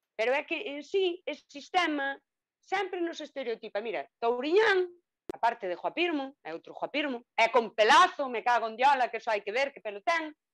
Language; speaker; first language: Galician; native; Galician